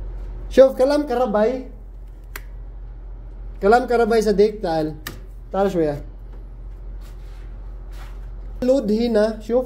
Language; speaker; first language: Arabic; non-native, learner; Filipino